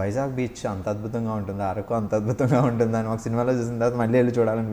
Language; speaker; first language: Telugu; native; Telugu